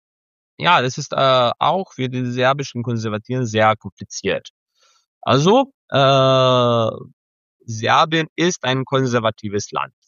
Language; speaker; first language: German; non-native, fluent; Serbian